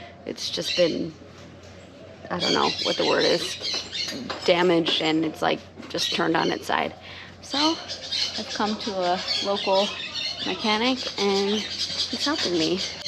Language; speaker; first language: English; native; English